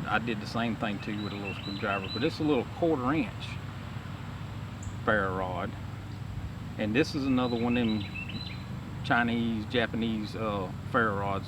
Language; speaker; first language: English; native; English